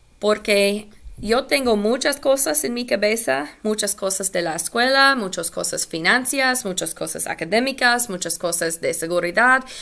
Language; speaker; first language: Spanish; non-native, learner; English